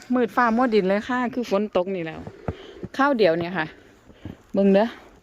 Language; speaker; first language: Thai; native; Thai